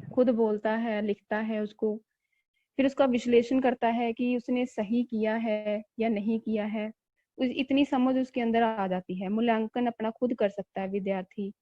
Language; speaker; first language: Hindi; non-native, local second language; Punjabi